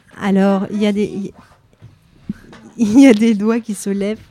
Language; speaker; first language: French; native; French